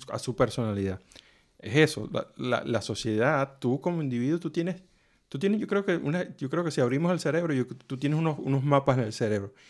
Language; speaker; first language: Spanish; native; Spanish